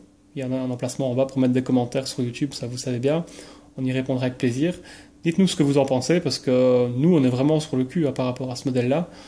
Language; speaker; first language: French; native; French